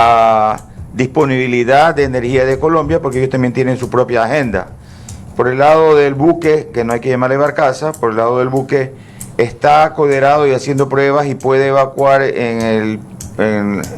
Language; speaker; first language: Spanish; native; Spanish